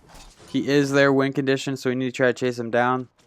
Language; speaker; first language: English; native; English